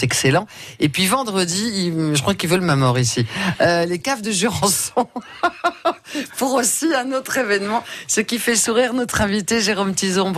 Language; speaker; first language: French; native; French